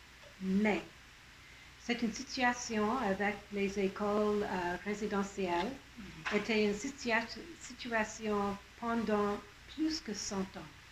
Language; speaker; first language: French; non-native, local second language; English